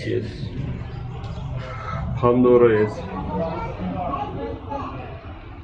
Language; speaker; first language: Russian; non-native, learner; Turkish